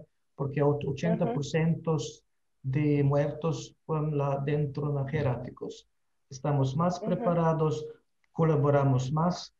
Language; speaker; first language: Spanish; non-native, fluent; Slovenian